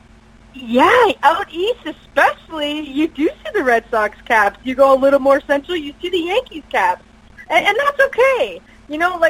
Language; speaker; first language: English; native; English